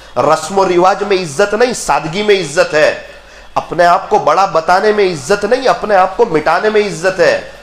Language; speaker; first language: Urdu; non-native, local second language; Gujarati